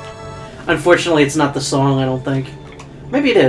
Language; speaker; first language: English; native; English